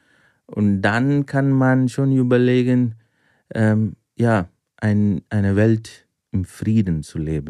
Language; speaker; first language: German; non-native, fluent; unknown